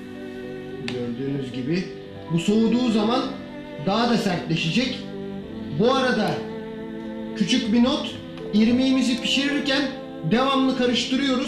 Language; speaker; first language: Turkish; native; Turkish